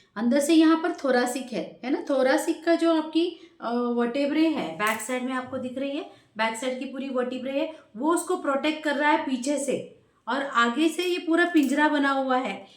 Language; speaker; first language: Hindi; non-native, local second language; Marathi